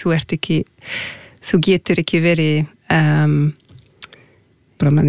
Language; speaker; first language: Icelandic; non-native, fluent; French